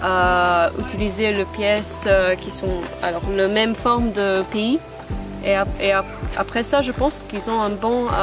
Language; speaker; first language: French; non-native, fluent; Maltese